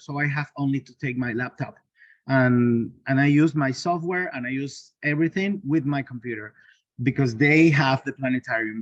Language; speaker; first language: English; non-native, learner; Spanish